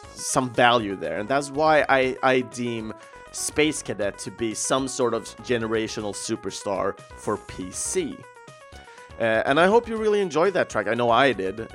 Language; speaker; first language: English; non-native, fluent; Swedish